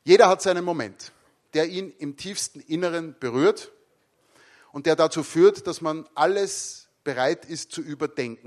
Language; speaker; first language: German; native; German